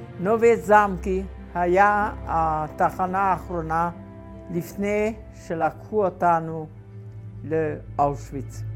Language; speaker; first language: Hebrew; non-native, fluent; Hungarian